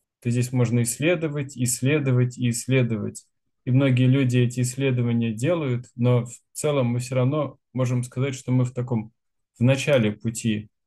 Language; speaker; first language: Russian; native; Russian